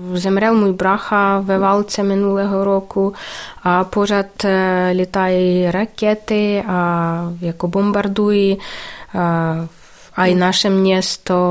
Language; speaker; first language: Czech; non-native, local second language; Ukrainian